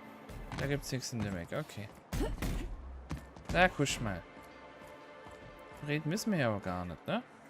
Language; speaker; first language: German; native; German